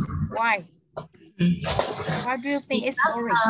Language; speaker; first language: English; non-native, fluent; Vietnamese